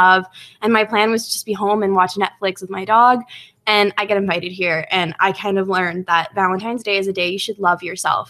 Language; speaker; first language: English; native; English